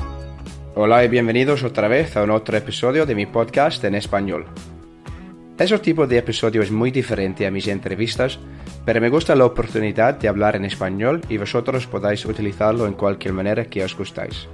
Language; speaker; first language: Spanish; non-native, learner; English